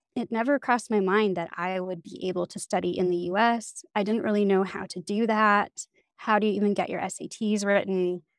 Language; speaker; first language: English; native; English